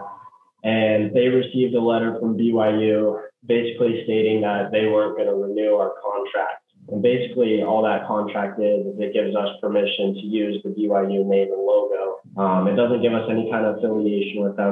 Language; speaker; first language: English; native; English